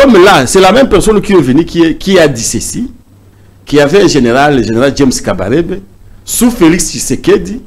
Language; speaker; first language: French; non-native, local second language; Swahili